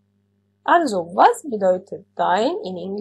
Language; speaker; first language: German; non-native, fluent; Arabic